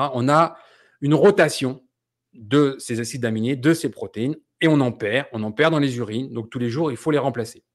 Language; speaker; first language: French; native; French